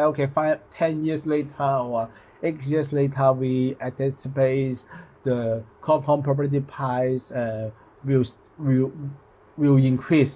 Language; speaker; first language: English; non-native, local second language; Cantonese